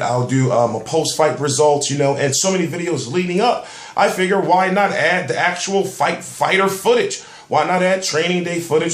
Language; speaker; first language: English; native; English